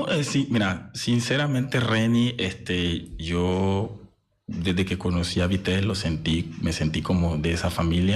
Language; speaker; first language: Spanish; native; Spanish